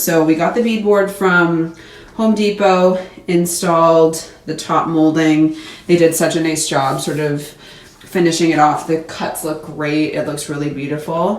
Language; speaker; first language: English; native; English